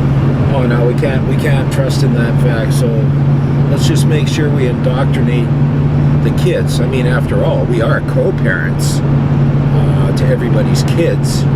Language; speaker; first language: English; native; English